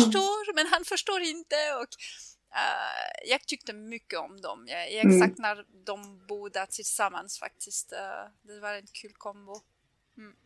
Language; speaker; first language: Swedish; non-native, fluent; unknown